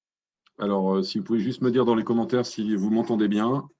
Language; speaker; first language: French; native; French